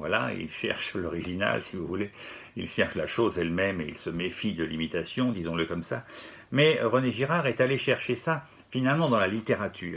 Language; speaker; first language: French; native; French